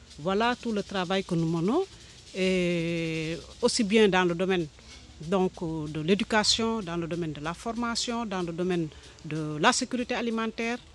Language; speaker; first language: French; non-native, local second language; Wolof